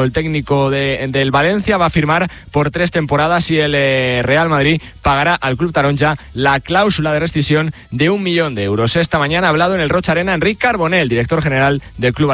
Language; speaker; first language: Spanish; native; Spanish